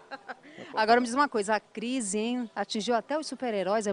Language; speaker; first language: Portuguese; native; Portuguese